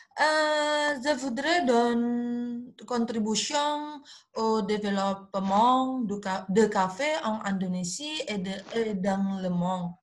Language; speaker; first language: French; non-native, learner; Indonesian